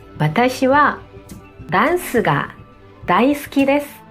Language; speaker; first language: Japanese; non-native, fluent; Korean